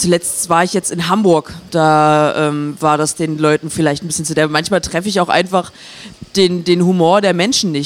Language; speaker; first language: German; native; German